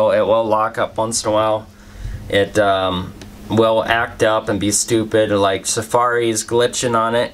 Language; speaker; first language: English; native; English